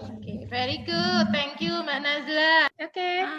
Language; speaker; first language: English; non-native, fluent; Indonesian